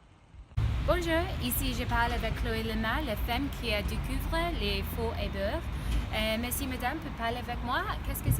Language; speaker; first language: French; non-native, learner; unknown